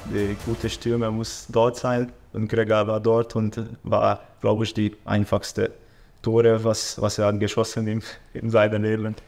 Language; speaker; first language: German; non-native, learner; Hungarian